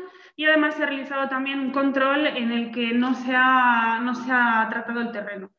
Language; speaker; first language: Spanish; native; Spanish